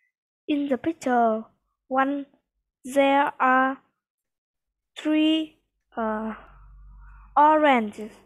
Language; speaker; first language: English; non-native, learner; Vietnamese